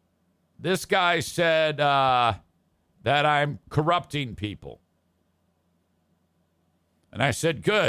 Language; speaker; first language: English; native; English